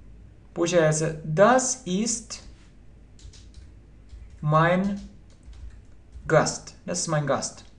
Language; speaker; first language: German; non-native, fluent; Russian